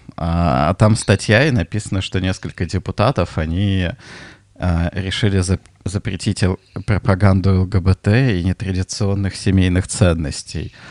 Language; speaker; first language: Russian; native; Russian